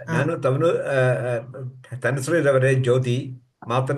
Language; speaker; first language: Kannada; non-native, learner; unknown